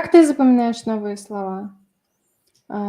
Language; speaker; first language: Russian; native; Russian